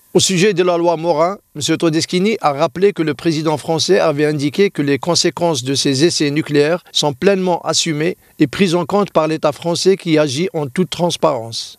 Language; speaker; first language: French; non-native, local second language; Arabic